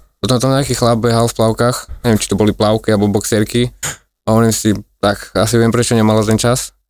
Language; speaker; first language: Slovak; native; Slovak